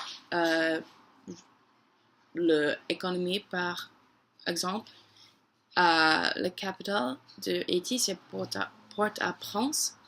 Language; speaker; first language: French; non-native, learner; English